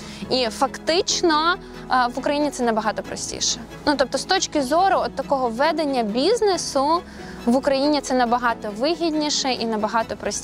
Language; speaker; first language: Ukrainian; native; Ukrainian